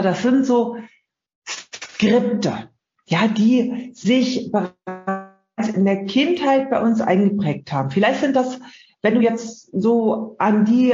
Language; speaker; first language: German; native; German